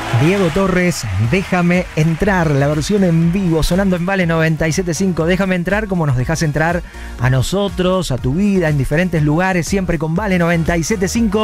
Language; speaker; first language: Spanish; native; Spanish